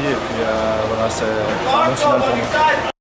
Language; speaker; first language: French; native; French